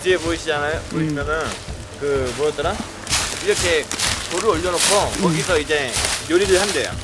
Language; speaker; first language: Spanish; non-native, learner; Korean